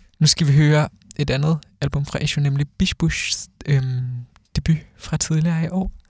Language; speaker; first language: Danish; native; Danish